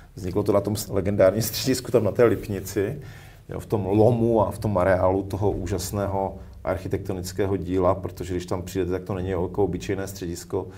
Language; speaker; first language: Czech; native; Czech